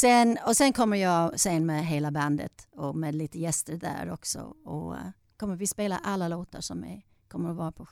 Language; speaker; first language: Swedish; non-native, fluent; English